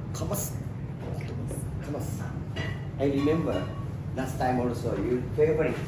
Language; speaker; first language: English; non-native, learner; Japanese